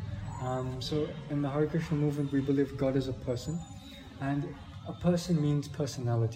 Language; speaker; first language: English; native; English